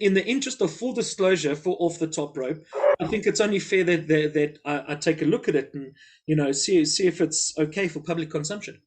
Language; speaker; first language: English; native; English